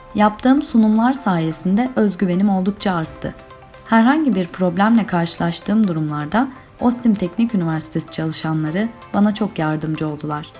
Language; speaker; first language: Turkish; non-native, fluent; Arabic